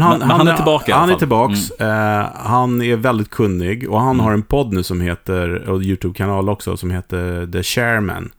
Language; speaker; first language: Swedish; native; Swedish